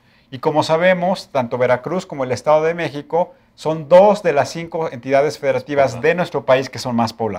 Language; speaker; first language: Spanish; native; Spanish